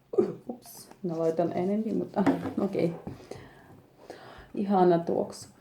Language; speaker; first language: Finnish; non-native, learner; Russian